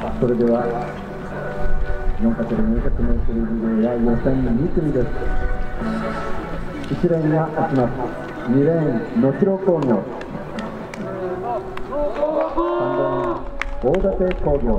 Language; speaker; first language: Japanese; native; Japanese